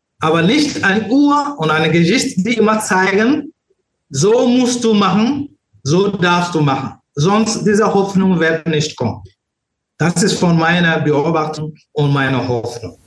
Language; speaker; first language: German; non-native, learner; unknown